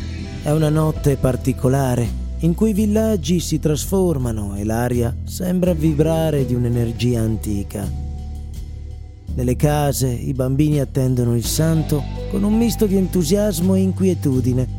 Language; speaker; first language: Italian; native; Italian